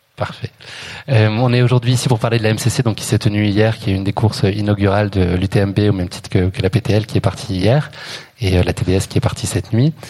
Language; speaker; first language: French; native; French